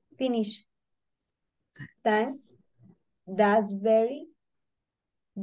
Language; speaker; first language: English; non-native, learner; Spanish